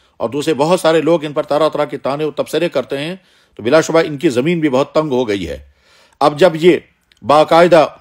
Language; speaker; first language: Urdu; non-native, local second language; Kashmiri